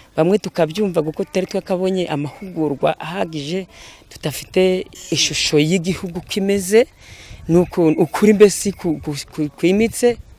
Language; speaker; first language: Kinyarwanda; early bilingual, heritage; Kinyarwanda